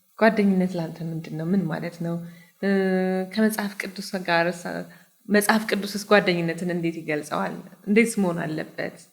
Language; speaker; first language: Amharic; native; Amharic